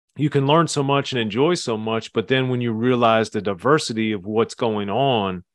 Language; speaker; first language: English; native; English